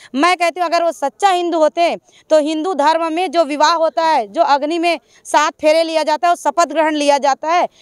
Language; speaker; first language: Hindi; native; Hindi